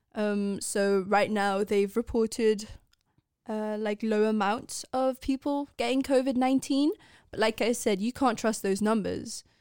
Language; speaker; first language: English; non-native, fluent; Persian